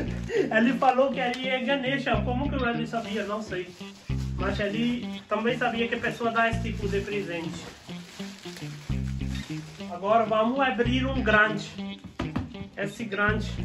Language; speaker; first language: Portuguese; non-native, learner; Hindi